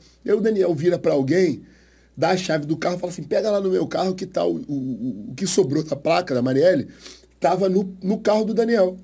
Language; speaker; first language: Portuguese; native; Portuguese